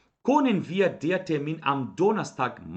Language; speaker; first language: German; non-native, fluent; Portuguese